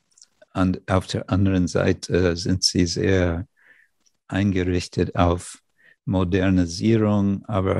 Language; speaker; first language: German; non-native, fluent; English